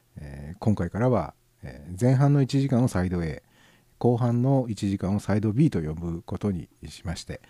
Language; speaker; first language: Japanese; native; Japanese